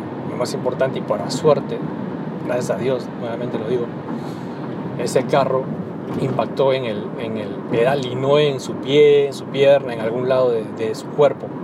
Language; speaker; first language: Spanish; native; Spanish